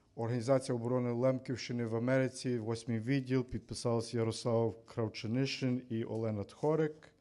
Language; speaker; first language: Ukrainian; early bilingual, heritage; Ukrainian